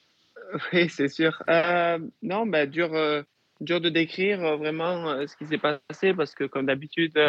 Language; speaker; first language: French; native; French